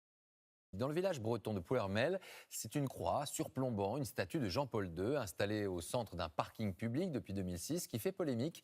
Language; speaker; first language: French; native; French